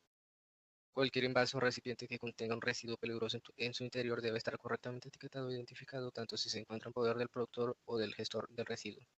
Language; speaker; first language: Spanish; native; Spanish